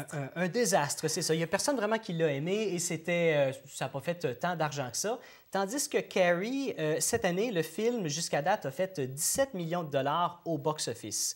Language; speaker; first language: French; native; French